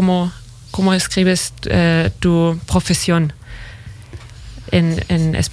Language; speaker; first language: Spanish; non-native, fluent; German